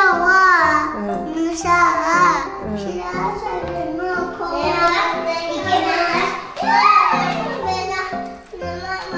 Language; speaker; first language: Japanese; early bilingual, heritage; Japanese